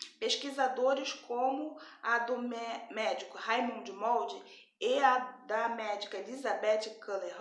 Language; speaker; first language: Portuguese; native; Portuguese